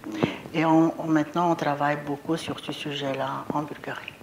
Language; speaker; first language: French; non-native, fluent; Bulgarian